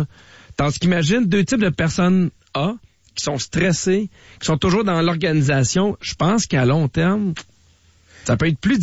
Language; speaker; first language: French; native; French